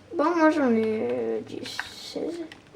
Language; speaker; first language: French; native; French